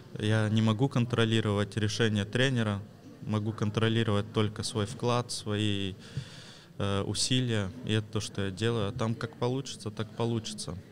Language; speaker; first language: Russian; early bilingual, heritage; Russian